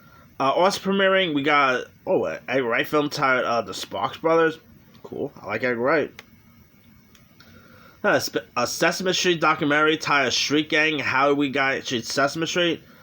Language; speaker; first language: English; native; English